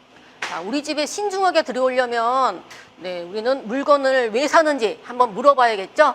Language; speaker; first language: Korean; native; Korean